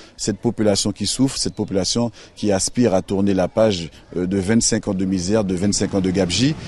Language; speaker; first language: French; native; French